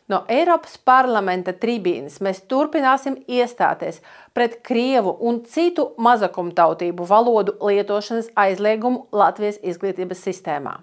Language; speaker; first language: Latvian; non-native, local second language; Russian